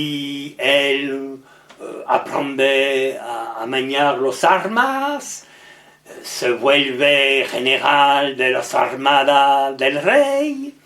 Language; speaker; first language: Spanish; non-native, learner; French